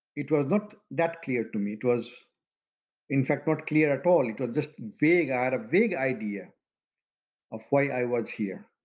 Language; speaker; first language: English; non-native, local second language; Maithili